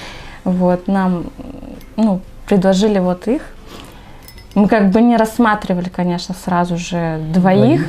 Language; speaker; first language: Russian; native; Russian